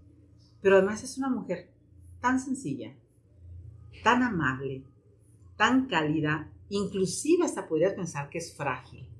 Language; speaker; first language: Spanish; native; Spanish